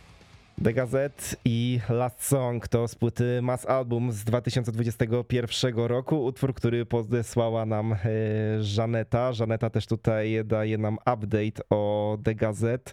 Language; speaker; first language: Polish; native; Polish